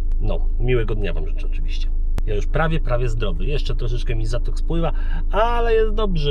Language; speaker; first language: Polish; native; Polish